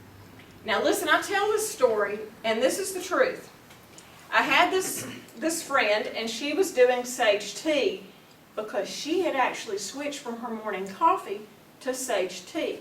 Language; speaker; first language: English; native; English